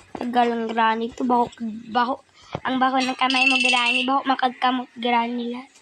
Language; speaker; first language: Filipino; non-native, local second language; Cebuano